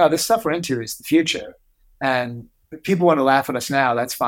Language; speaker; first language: English; native; English